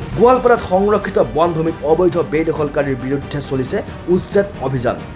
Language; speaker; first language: Assamese; native; Assamese